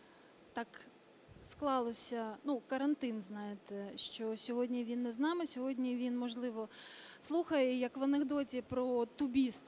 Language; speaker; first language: Ukrainian; native; Ukrainian